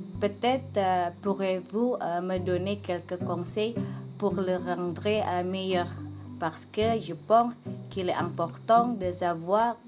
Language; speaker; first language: French; non-native, learner; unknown